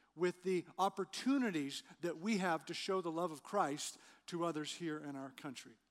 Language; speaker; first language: English; native; English